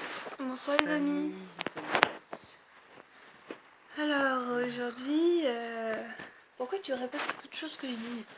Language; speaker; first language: French; native; French